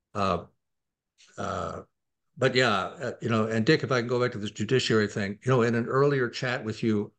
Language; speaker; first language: English; native; English